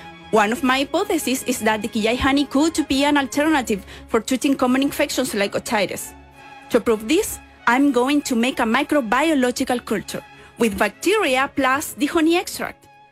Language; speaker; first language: English; non-native, fluent; Spanish